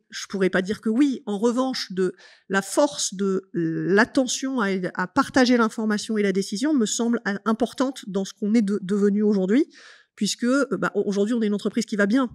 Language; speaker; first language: French; native; French